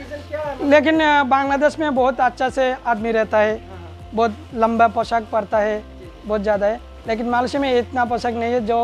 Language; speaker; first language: Hindi; non-native, learner; Bangla